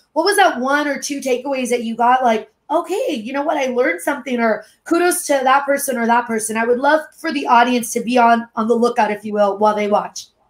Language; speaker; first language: English; early bilingual, other home language; Spanish